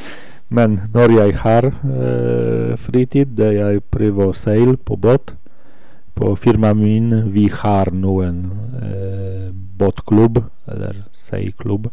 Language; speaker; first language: Swedish; non-native, learner; Norwegian